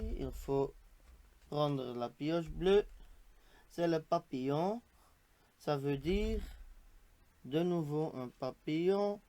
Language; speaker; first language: French; non-native, local second language; Dutch